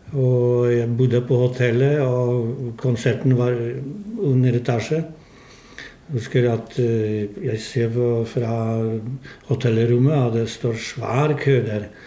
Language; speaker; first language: Norwegian; non-native, fluent; Polish